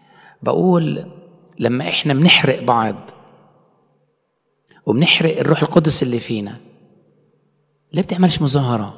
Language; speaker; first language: Arabic; native; Arabic